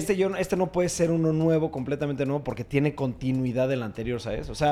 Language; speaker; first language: Spanish; native; Spanish